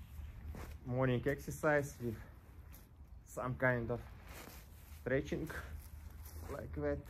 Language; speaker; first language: English; non-native, learner; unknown